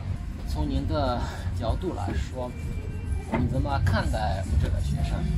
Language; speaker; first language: Chinese; non-native, learner; Bosnian